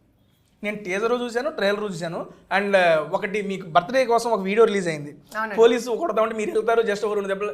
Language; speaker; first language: Telugu; native; Telugu